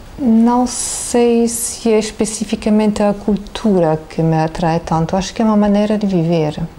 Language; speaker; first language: Portuguese; non-native, fluent; German